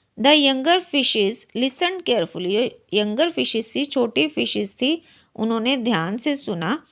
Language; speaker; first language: Hindi; native; Hindi